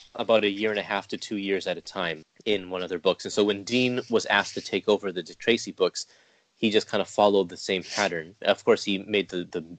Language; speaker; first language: English; native; English